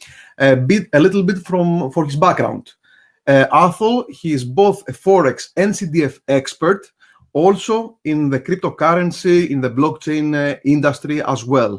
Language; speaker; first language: English; non-native, fluent; Greek